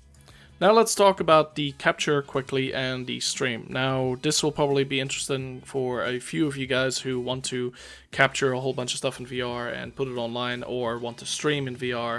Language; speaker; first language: English; native; English